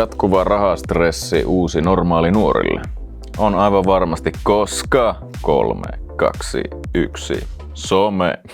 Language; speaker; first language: Finnish; native; Finnish